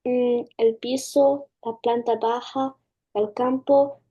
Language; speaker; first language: Spanish; non-native, learner; English